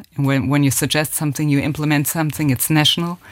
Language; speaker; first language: English; non-native, fluent; German